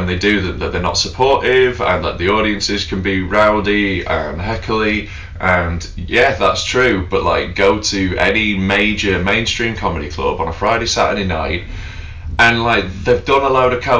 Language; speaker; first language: English; native; English